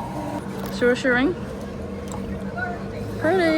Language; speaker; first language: English; native; English